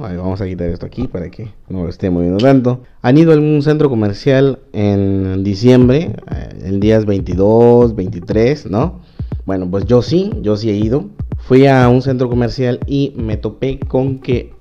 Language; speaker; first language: Spanish; native; Spanish